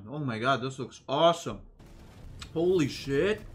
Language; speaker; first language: English; native; English